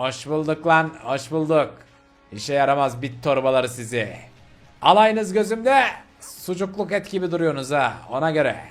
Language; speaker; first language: Turkish; native; Turkish